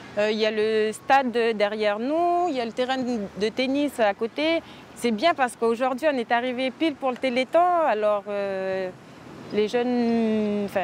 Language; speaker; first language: French; native; French